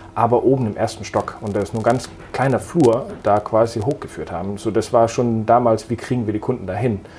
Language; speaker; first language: German; non-native, fluent; Danish